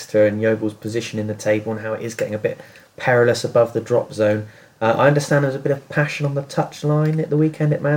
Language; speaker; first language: English; native; English